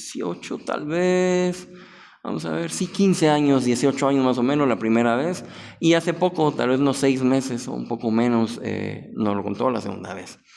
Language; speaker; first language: Spanish; native; Spanish